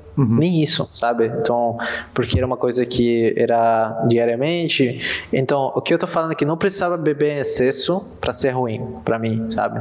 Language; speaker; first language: Portuguese; non-native, fluent; Spanish